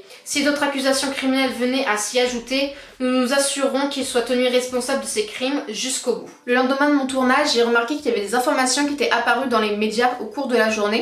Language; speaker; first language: French; native; French